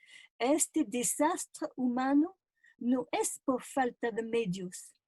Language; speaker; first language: Spanish; non-native, fluent; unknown